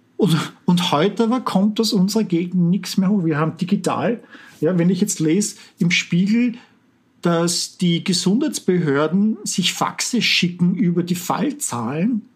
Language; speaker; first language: German; native; German